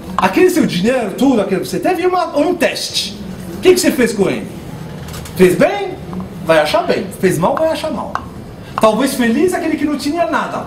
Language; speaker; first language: Portuguese; non-native, fluent; Arabic